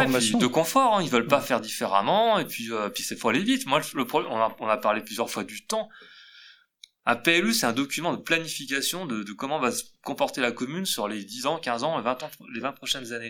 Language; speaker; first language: French; native; French